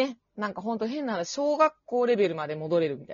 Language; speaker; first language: Japanese; native; Japanese